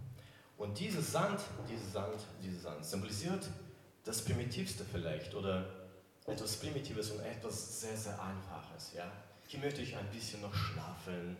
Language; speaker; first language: German; non-native, fluent; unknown